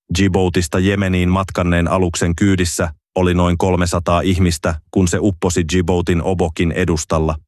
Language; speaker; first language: Finnish; native; Finnish